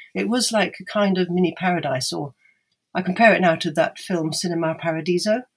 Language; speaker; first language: English; native; English